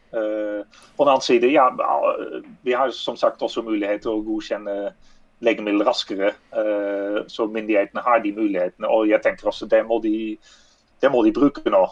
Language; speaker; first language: Norwegian; non-native, fluent; Dutch